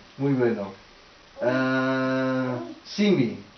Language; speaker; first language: Spanish; early bilingual, heritage; Spanish